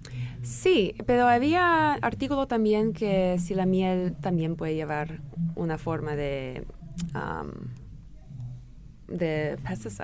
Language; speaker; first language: Spanish; early bilingual, heritage; English